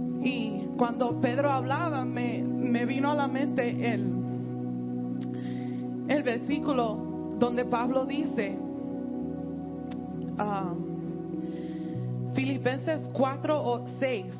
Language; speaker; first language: Spanish; early bilingual, heritage; Spanish